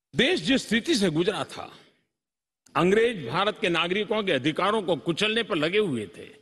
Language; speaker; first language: Hindi; non-native, local second language; Gujarati